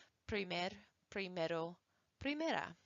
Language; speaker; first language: Spanish; non-native, fluent; English